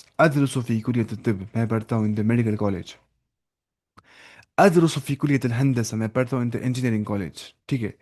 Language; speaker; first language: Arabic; non-native, fluent; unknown